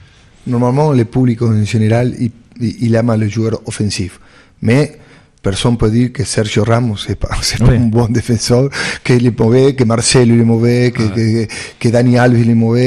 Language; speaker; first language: French; non-native, fluent; Spanish